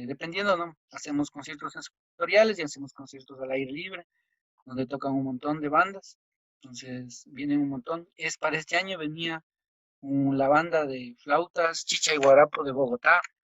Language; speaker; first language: Spanish; non-native, local second language; Quechua